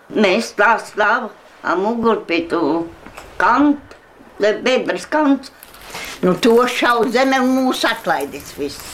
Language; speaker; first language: Latvian; non-native, local second language; Romany